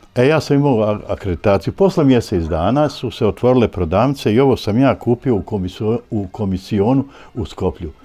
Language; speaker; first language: Croatian; native; Croatian